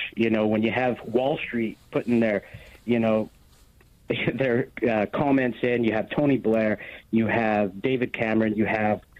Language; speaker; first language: English; native; English